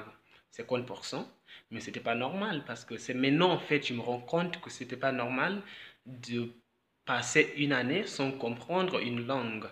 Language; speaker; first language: French; non-native, fluent; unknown